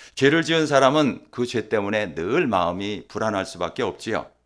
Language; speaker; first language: Korean; native; Korean